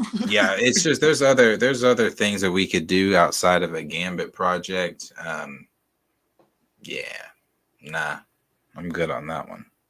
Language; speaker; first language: English; native; English